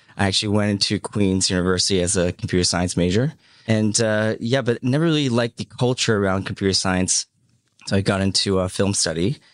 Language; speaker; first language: English; early bilingual, other home language; Cantonese